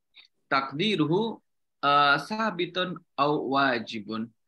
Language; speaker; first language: Arabic; non-native, fluent; Indonesian